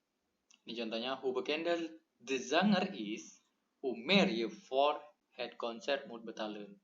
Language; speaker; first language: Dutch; non-native, learner; Indonesian